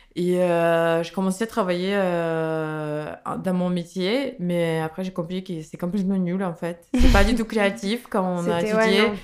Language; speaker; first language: French; non-native, learner; Russian